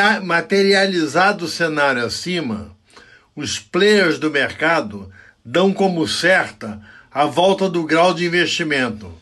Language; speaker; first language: Portuguese; native; Portuguese